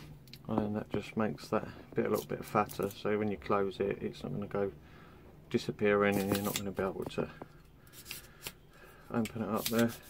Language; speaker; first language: English; native; English